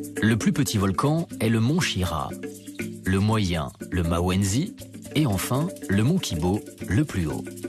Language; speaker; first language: French; native; French